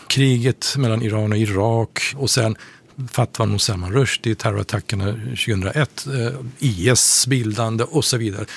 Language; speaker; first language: Swedish; non-native, fluent; Persian